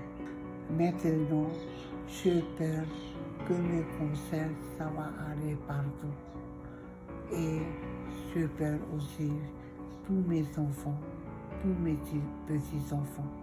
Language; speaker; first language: French; non-native, local second language; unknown